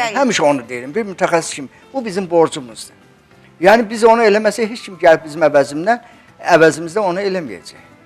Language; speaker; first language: Azerbaijani; native; Azerbaijani